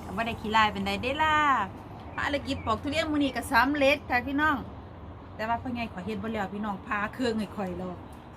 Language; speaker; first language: Thai; native; Thai